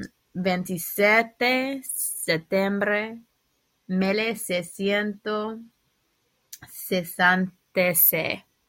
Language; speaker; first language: Italian; non-native, learner; English